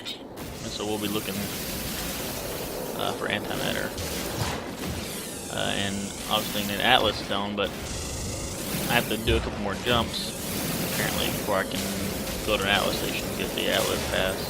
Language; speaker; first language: English; native; English